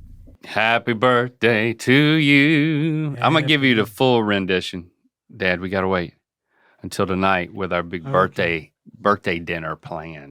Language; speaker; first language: English; native; English